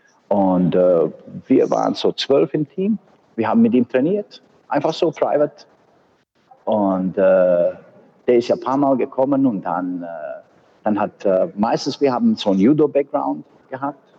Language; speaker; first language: German; non-native, fluent; Bosnian